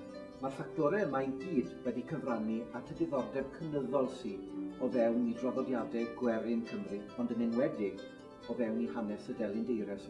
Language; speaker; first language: Welsh; native; Welsh